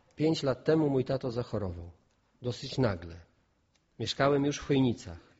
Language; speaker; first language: Polish; non-native, local second language; Kashubian